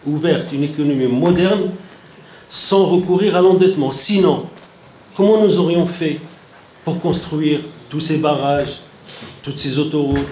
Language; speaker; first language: French; non-native, local second language; Arabic